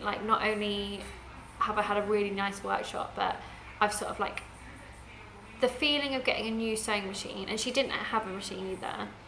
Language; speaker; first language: English; native; English